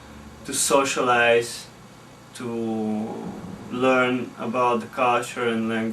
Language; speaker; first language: English; non-native, fluent; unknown